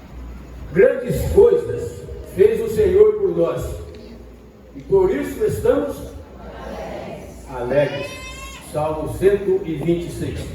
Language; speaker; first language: Portuguese; native; Portuguese